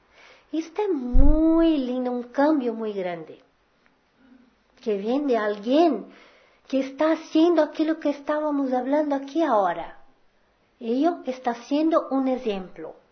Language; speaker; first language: Spanish; non-native, fluent; Portuguese